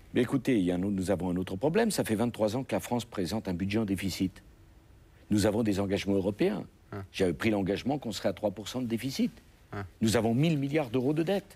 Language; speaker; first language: French; native; French